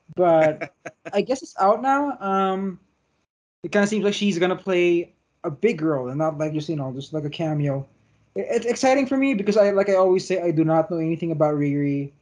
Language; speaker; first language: English; non-native, local second language; Filipino